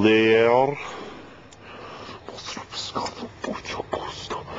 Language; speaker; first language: Spanish; non-native, learner; English